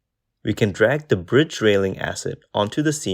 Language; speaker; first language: English; native; English